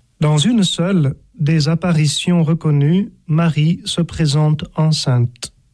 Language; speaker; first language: French; native; French